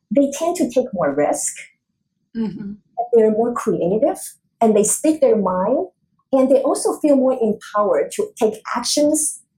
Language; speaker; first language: English; non-native, fluent; Chinese